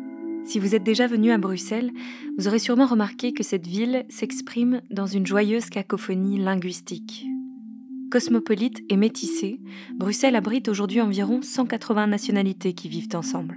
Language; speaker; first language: French; native; French